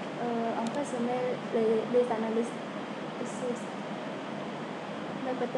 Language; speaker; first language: French; non-native, learner; Khmer